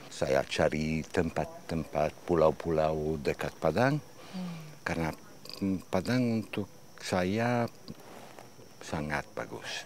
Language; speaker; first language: Indonesian; non-native, learner; Italian